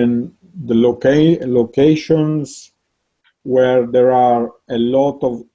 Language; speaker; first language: English; non-native, learner; Italian